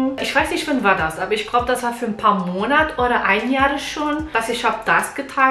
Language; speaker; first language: German; non-native, learner; Portuguese